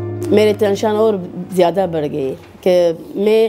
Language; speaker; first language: Hindi; non-native, learner; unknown